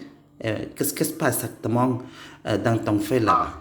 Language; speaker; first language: French; non-native, learner; Indonesian